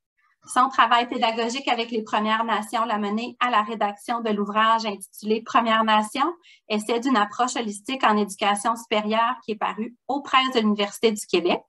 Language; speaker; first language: French; native; French